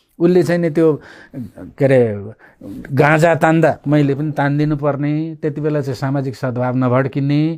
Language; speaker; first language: Nepali; non-native, local second language; Limbu